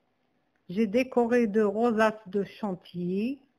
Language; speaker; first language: French; non-native, local second language; Arabic